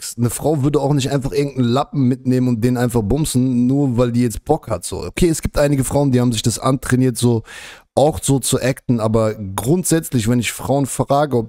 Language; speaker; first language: German; native; German